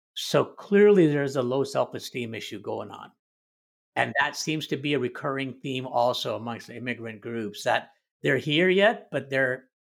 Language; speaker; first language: English; early bilingual, other home language; Hindi